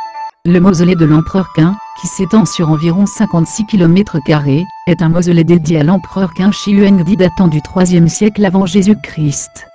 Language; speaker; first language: French; native; French